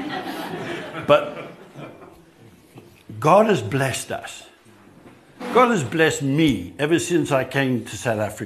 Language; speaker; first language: English; native; English